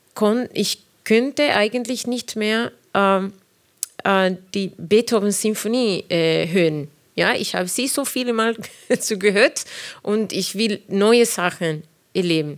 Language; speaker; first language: German; non-native, fluent; Spanish